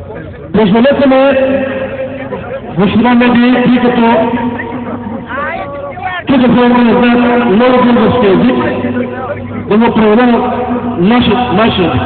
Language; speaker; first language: Bulgarian; non-native, local second language; Turkish